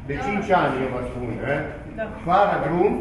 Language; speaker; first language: Romanian; non-native, learner; Italian